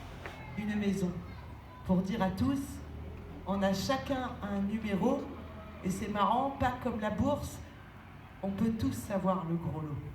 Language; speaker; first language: French; native; French